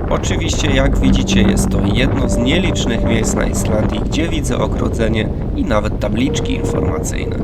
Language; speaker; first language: Polish; native; Polish